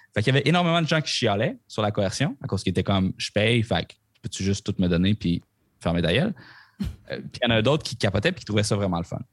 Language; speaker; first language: French; native; French